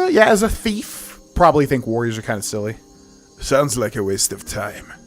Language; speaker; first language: English; native; English